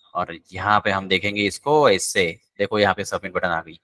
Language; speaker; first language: Hindi; non-native, local second language; Marathi